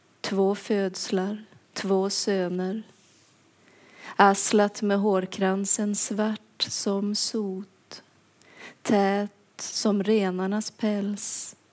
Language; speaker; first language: Swedish; native; Swedish